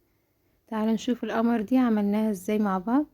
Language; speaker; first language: Arabic; native; Arabic